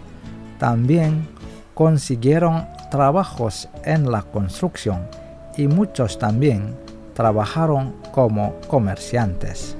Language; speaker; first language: Spanish; non-native, fluent; Indonesian